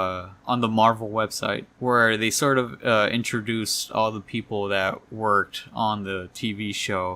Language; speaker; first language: English; native; English